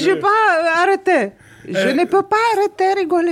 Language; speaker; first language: French; non-native, learner; Ukrainian